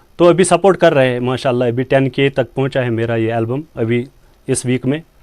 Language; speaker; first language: Hindi; non-native, local second language; Kashmiri